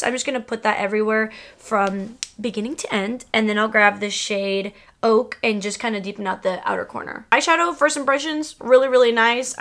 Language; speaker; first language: English; early bilingual, other home language; Spanish